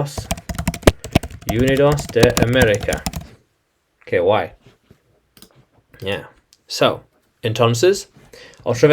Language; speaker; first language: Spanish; non-native, learner; English